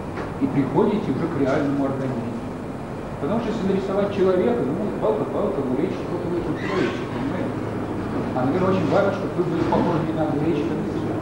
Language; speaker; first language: Russian; native; Russian